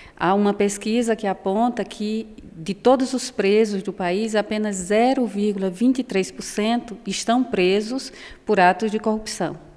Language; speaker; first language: Portuguese; native; Portuguese